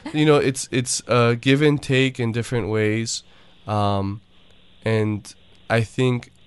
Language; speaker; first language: English; early bilingual, other home language; Persian